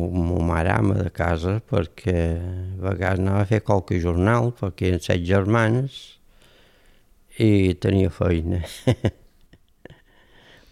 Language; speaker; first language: Catalan; native; Catalan